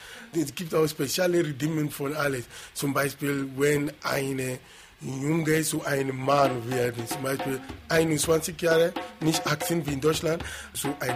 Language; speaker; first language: German; non-native, fluent; Yoruba